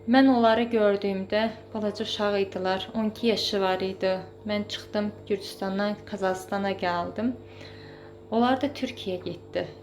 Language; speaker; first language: Azerbaijani; native; Azerbaijani